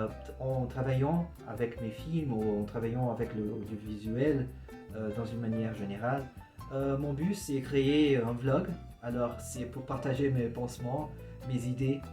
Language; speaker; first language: French; non-native, learner; Portuguese